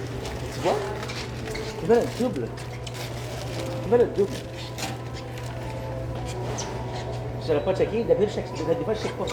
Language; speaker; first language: French; native; French